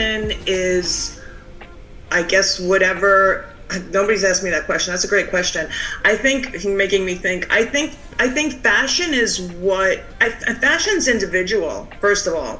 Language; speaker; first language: English; native; English